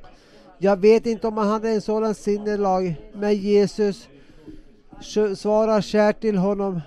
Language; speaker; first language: Swedish; non-native, local second language; Finnish